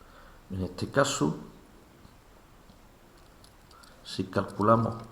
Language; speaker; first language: Spanish; native; Spanish